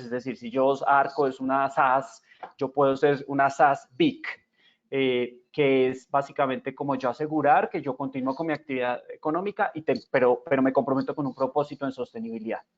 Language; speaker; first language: Spanish; native; Spanish